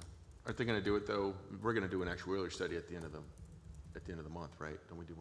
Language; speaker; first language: English; native; English